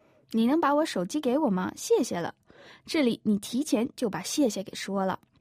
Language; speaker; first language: Chinese; native; Chinese